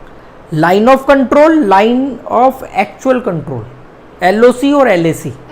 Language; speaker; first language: Hindi; native; Hindi